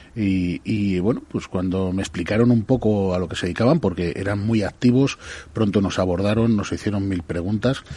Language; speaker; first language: Spanish; native; Spanish